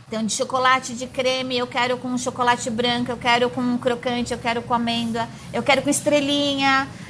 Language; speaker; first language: Portuguese; native; Portuguese